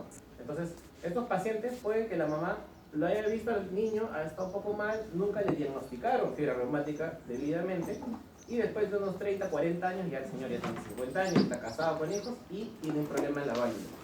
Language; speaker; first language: Spanish; native; Spanish